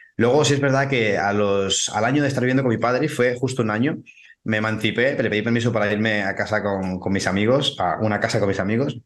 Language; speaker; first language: Spanish; native; Spanish